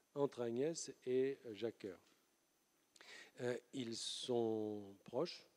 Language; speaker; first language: French; native; French